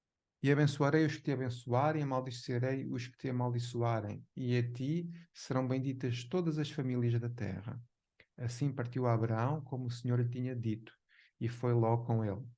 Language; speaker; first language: Portuguese; native; Portuguese